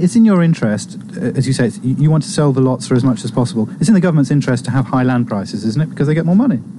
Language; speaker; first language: English; native; English